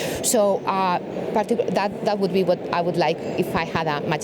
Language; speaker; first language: English; non-native, fluent; Spanish